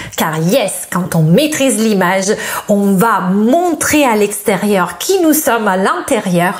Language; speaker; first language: French; non-native, fluent; Italian